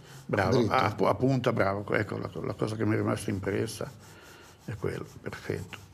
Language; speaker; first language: Italian; native; Italian